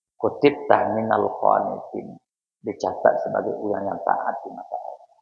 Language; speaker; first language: Malay; non-native, local second language; Minangkabau